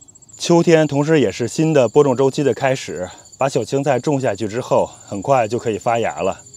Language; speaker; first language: Chinese; native; Chinese